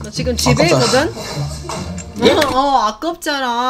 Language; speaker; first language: Korean; early bilingual, heritage; English